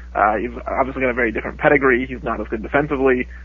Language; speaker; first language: English; native; English